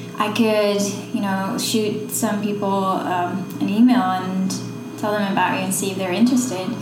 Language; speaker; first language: English; non-native, fluent; Dutch